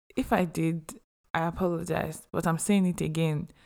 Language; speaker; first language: English; non-native, local second language; Yoruba